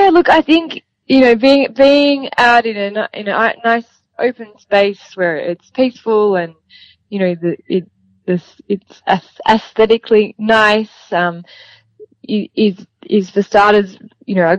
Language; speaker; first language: English; native; English